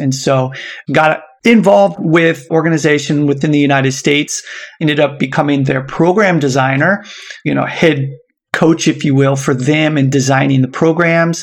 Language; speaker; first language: English; native; English